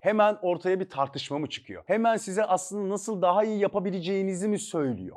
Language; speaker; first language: Turkish; native; Turkish